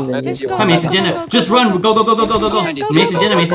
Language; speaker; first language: Chinese; early bilingual, heritage; Chinese